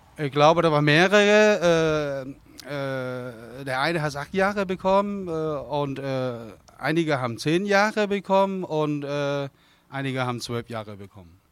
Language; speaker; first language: German; non-native, fluent; Vietnamese